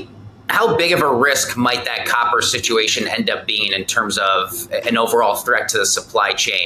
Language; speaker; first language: English; native; English